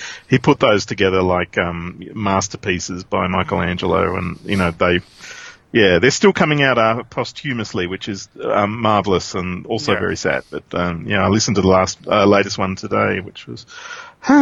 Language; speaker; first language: English; native; English